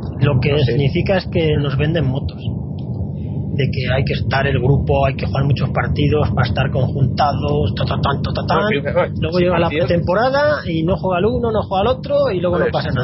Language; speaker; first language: Spanish; native; Spanish